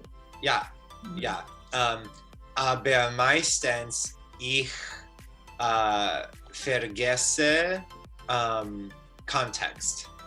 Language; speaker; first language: German; non-native, learner; English